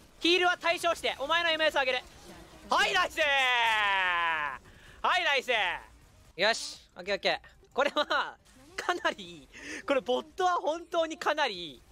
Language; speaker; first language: Japanese; native; Japanese